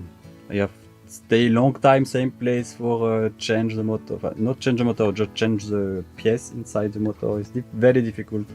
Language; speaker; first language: English; non-native, learner; French